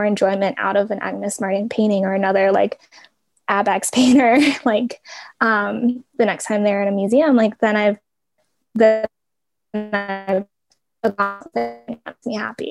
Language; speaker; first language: English; native; English